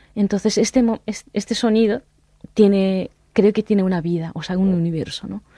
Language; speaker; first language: Spanish; non-native, fluent; Japanese